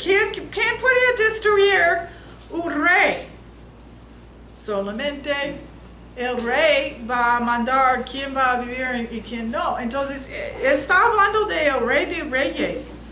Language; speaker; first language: Spanish; non-native, learner; English